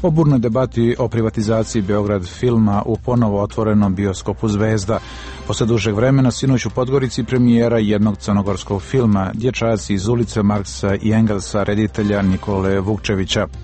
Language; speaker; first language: Croatian; native; Croatian